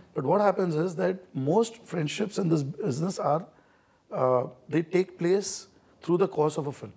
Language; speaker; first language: English; non-native, local second language; Hindi